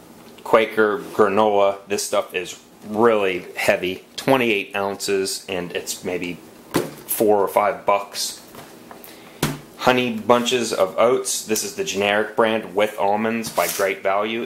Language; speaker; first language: English; native; English